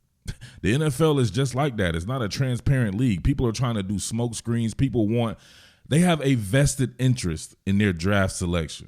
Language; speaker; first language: English; native; English